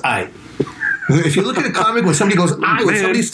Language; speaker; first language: English; non-native, fluent; Spanish